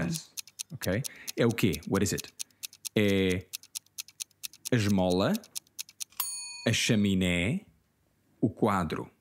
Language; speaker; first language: Portuguese; non-native, fluent; English